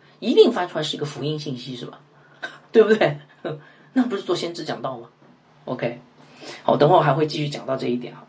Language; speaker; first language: Chinese; native; Chinese